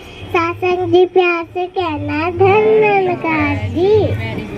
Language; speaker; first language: Hindi; native; Hindi